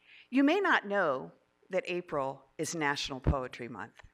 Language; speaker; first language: English; early bilingual, other home language; Spanish